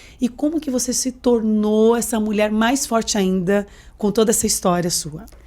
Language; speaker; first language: Portuguese; native; Portuguese